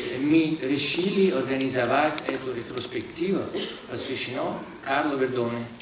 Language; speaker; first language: Russian; non-native, fluent; Italian